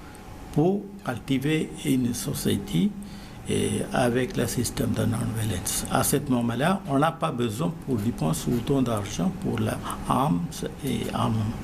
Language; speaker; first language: French; non-native, learner; Malayalam